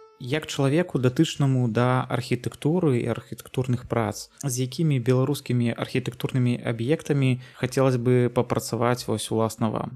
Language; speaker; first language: Belarusian; non-native, local second language; Russian